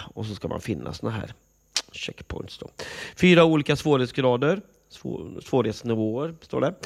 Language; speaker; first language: Swedish; native; Swedish